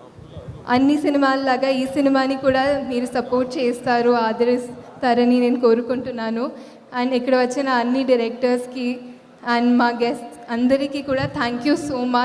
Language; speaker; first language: Telugu; non-native, local second language; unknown